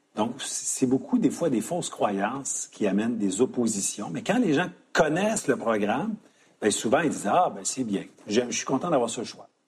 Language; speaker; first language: French; native; French